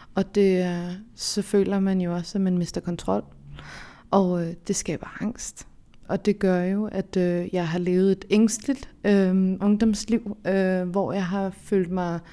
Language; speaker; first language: Danish; early bilingual, other home language; Central Kurdish